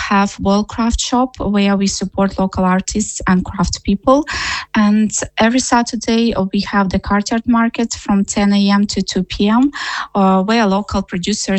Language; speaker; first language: English; non-native, fluent; Ukrainian